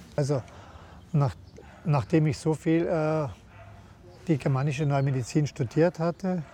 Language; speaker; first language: German; native; German